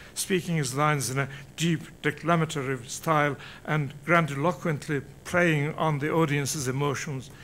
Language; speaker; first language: English; non-native, fluent; Turkish